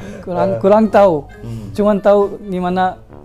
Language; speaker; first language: Indonesian; non-native, learner; Hindi